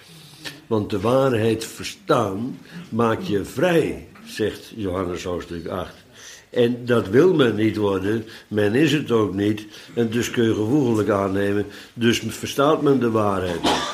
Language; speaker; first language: Dutch; native; Dutch